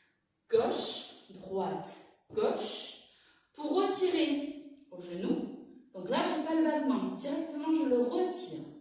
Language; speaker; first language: French; native; French